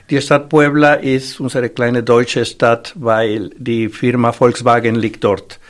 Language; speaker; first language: German; non-native, fluent; Spanish